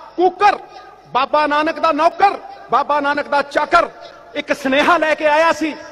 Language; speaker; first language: Hindi; non-native, local second language; Punjabi